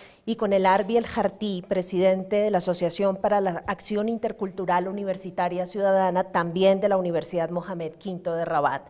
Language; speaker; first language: Spanish; native; Spanish